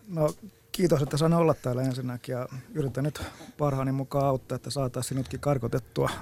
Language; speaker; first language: Finnish; native; Finnish